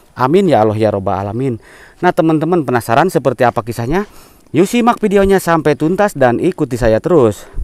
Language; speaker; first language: Indonesian; non-native, local second language; Sundanese